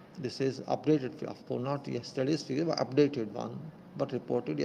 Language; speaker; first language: English; non-native, local second language; Hindi